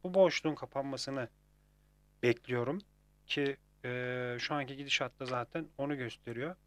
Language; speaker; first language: Turkish; native; Turkish